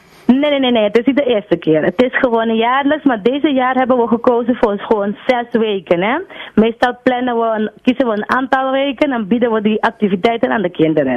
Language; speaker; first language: Dutch; non-native, local second language; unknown